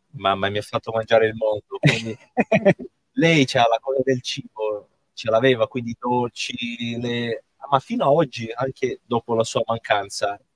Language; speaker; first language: Italian; non-native, fluent; Portuguese